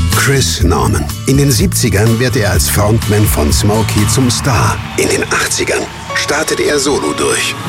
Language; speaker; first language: German; native; German